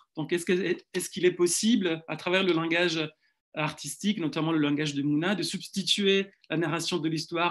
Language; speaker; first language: French; non-native, fluent; Italian